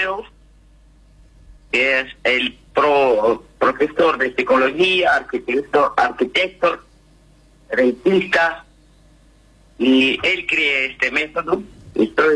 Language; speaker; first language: Spanish; non-native, learner; Russian